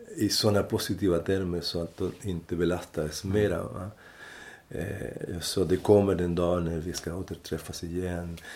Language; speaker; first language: Swedish; non-native, fluent; Spanish